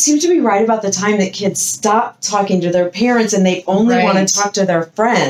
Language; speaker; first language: English; native; English